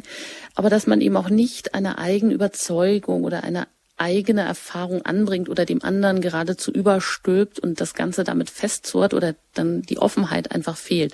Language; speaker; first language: German; native; German